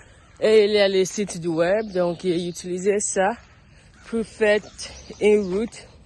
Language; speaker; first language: French; non-native, learner; English